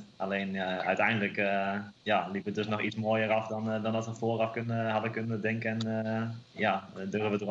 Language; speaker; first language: Dutch; native; Dutch